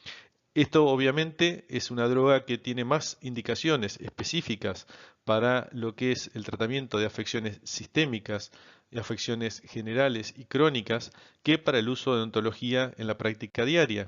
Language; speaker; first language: Spanish; native; Spanish